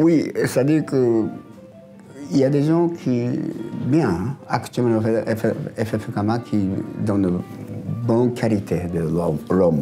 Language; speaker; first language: French; non-native, learner; Japanese